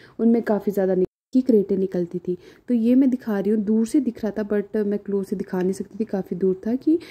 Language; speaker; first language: Hindi; non-native, local second language; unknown